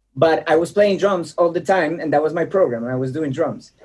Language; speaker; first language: English; non-native, fluent; Spanish